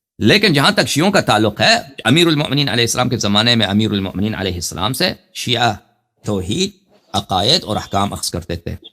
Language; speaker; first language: Urdu; native; Urdu